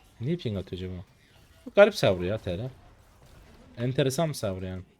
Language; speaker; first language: Turkish; native; Turkish